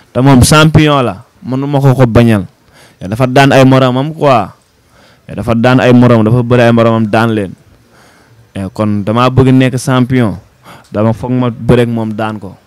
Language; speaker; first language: Wolof; native; Wolof